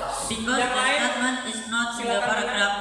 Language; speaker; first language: English; non-native, learner; Indonesian